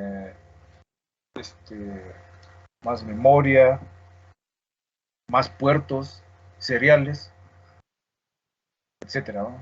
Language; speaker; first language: Spanish; native; Spanish